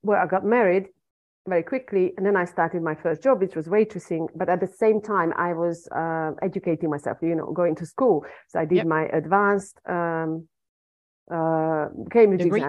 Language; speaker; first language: English; non-native, fluent; Hungarian